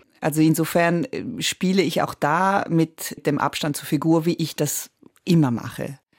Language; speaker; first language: German; early bilingual, other home language; Italian